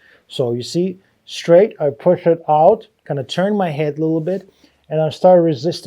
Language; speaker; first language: English; non-native, fluent; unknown